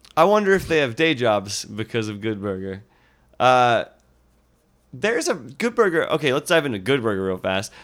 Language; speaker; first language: English; native; English